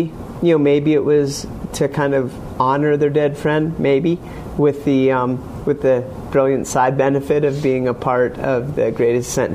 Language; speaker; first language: English; native; English